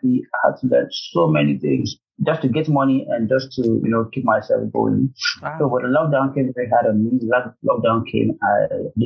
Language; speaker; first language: English; non-native, local second language; Igbo